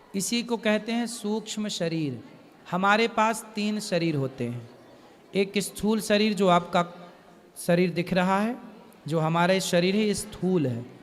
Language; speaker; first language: Hindi; native; Hindi